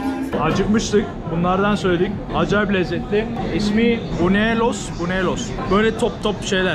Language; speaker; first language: Turkish; native; Turkish